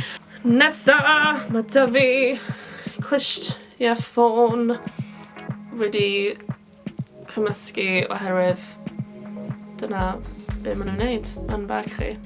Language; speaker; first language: Welsh; non-native, local second language; English